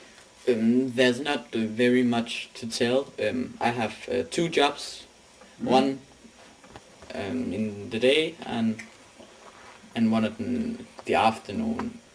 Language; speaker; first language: English; non-native, learner; Danish